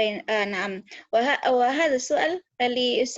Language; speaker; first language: Arabic; non-native, fluent; Indonesian